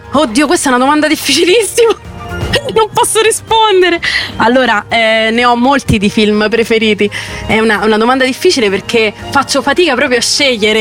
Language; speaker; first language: Italian; native; Italian